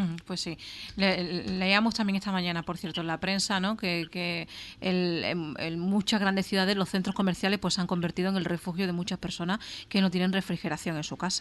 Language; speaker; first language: Spanish; native; Spanish